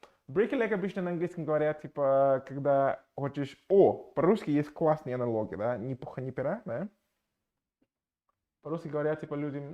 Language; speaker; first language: Russian; non-native, fluent; English